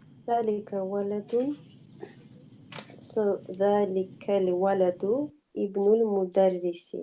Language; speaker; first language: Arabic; non-native, learner; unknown